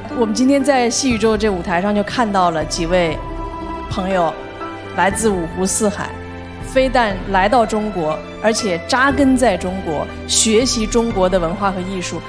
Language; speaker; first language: Chinese; native; Chinese